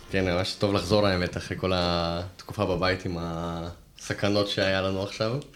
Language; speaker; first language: Hebrew; early bilingual, other home language; Russian